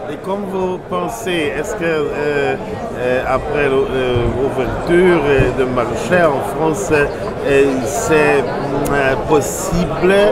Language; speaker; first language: French; non-native, learner; German